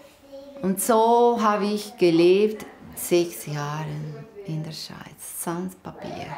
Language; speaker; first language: German; non-native, fluent; Spanish